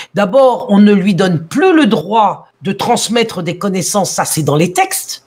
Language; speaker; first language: French; early bilingual, other home language; Arabic